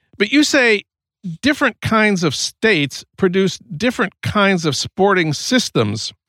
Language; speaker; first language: English; native; English